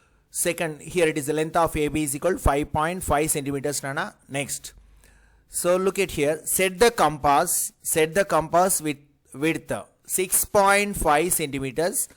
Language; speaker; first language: English; non-native, local second language; Telugu